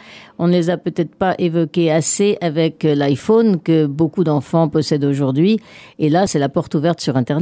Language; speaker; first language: French; native; French